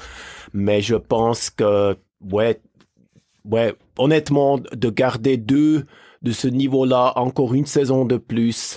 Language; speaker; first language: French; native; French